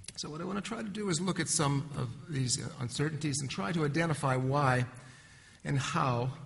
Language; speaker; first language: English; native; English